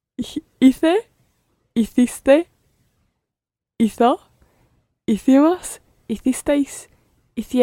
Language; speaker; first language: Spanish; non-native, learner; English